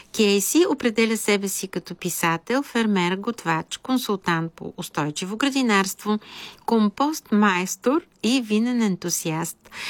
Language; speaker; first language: Bulgarian; native; Bulgarian